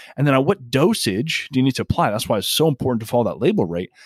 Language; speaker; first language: English; native; English